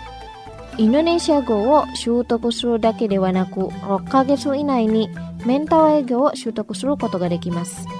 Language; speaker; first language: Japanese; non-native, fluent; Indonesian